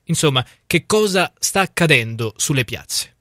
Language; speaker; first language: Italian; native; Italian